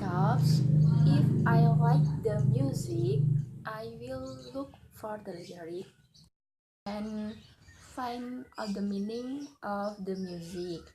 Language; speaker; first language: English; non-native, learner; Indonesian